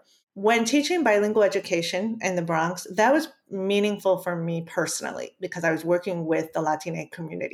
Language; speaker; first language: English; early bilingual, other home language; Spanish